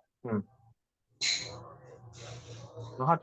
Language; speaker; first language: English; non-native, local second language; Hindi